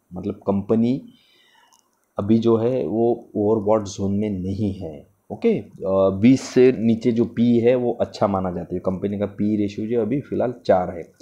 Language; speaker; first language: Hindi; non-native, local second language; Marathi